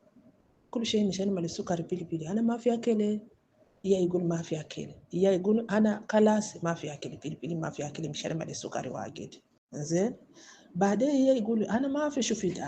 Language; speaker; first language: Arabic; non-native, learner; Rundi